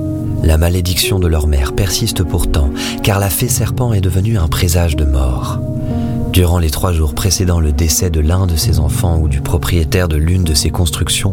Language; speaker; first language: French; native; French